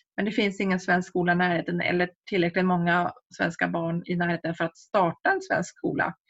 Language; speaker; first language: Swedish; native; Swedish